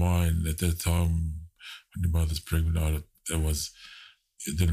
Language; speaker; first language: English; native; English